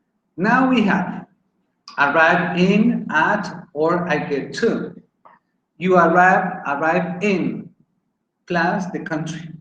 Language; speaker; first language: English; non-native, fluent; Spanish